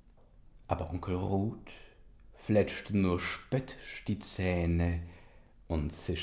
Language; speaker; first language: German; native; German